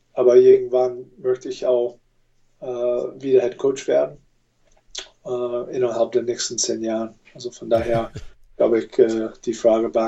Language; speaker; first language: German; non-native, fluent; English